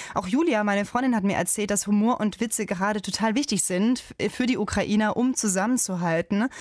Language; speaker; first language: German; native; German